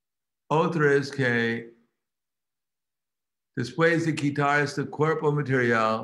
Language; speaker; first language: Spanish; non-native, fluent; English